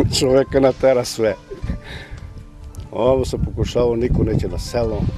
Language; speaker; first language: Serbian; native; Serbian